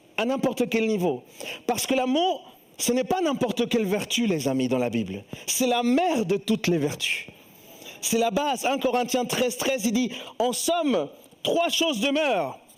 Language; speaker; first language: French; early bilingual, other home language; Spanish